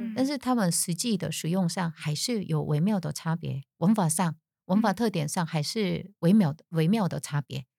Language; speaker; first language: Chinese; non-native, fluent; Korean